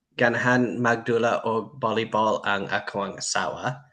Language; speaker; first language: Cebuano; non-native, learner; English